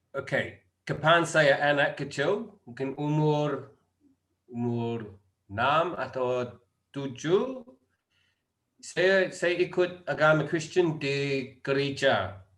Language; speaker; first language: Indonesian; non-native, learner; English